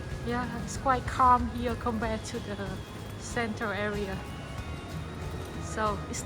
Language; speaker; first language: English; non-native, fluent; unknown